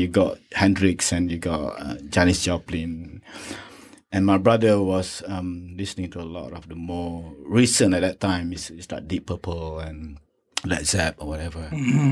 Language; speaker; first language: English; non-native, local second language; Malay